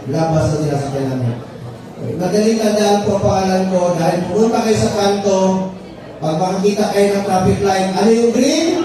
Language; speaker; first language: Filipino; non-native, local second language; Cebuano